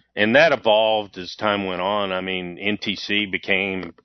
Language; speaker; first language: English; native; English